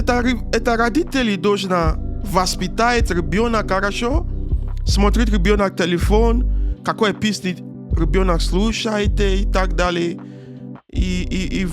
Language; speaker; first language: Russian; non-native, learner; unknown